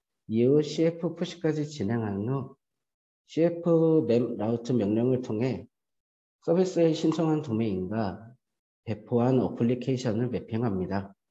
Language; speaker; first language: Korean; native; Korean